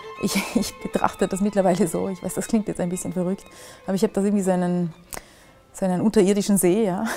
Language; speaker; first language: German; native; German